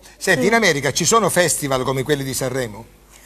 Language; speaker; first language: Italian; native; Italian